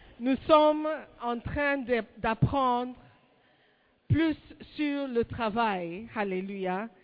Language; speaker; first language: French; non-native, fluent; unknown